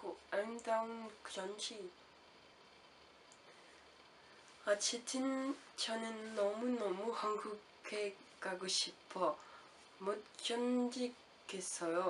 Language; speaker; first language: Korean; non-native, learner; French